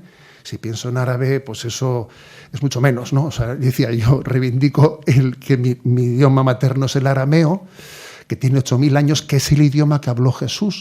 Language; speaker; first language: Spanish; native; Spanish